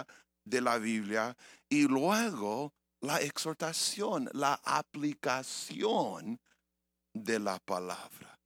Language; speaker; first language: Spanish; early bilingual, heritage; English